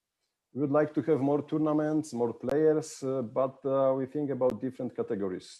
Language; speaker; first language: English; non-native, fluent; Polish